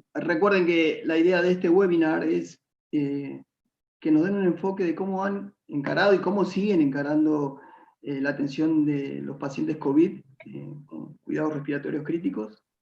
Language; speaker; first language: Spanish; native; Spanish